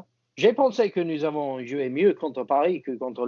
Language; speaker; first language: French; non-native, fluent; English